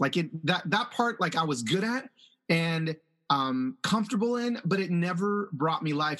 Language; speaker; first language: English; early bilingual, other home language; Spanish